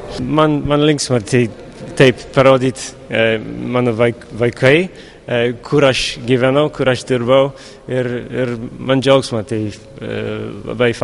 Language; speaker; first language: Lithuanian; non-native, learner; English